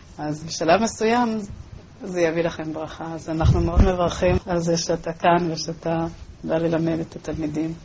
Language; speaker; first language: Hebrew; native; Hebrew